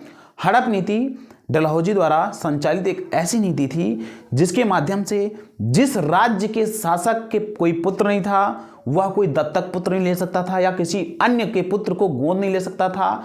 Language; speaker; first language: Hindi; native; Hindi